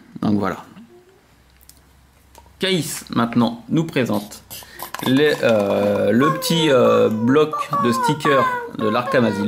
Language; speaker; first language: French; native; French